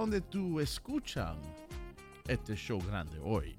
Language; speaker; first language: Spanish; early bilingual, heritage; Spanish